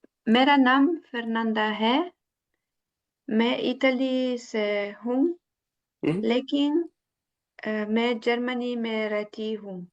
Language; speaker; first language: Hindi; non-native, learner; Italian